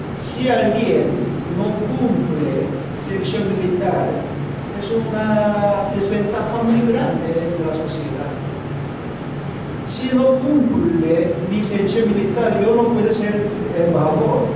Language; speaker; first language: Spanish; non-native, learner; Korean